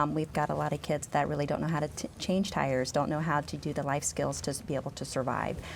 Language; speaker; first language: English; native; English